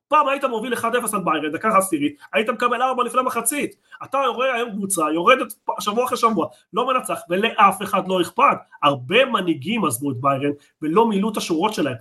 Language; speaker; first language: Hebrew; native; Hebrew